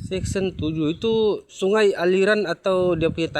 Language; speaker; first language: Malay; non-native, local second language; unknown